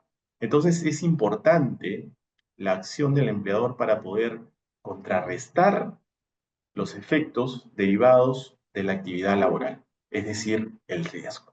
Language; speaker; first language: Spanish; native; Spanish